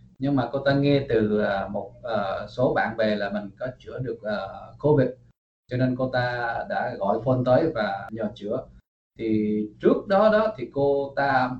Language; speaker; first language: Vietnamese; early bilingual, heritage; Vietnamese